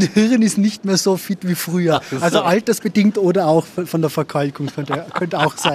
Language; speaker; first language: German; native; German